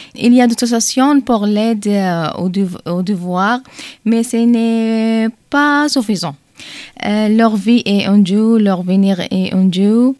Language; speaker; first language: French; non-native, learner; Arabic